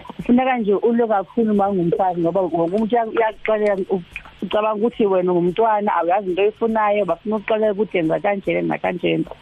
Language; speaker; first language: Zulu; non-native, local second language; Xhosa